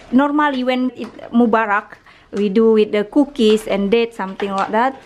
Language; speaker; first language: English; non-native, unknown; Indonesian